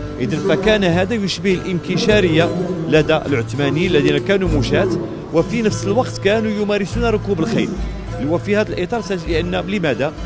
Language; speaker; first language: Arabic; native; Arabic